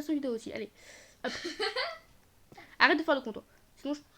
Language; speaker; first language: French; native; French